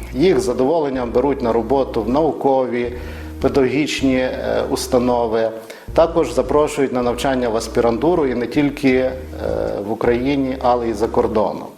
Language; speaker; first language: Ukrainian; native; Ukrainian